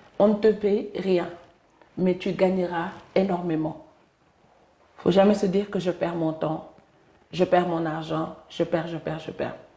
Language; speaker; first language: French; non-native, local second language; Wolof